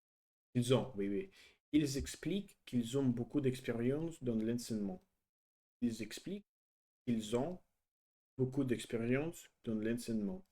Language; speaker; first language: French; non-native, learner; Russian